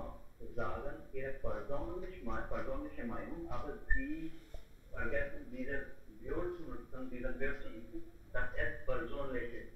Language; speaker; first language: German; non-native, learner; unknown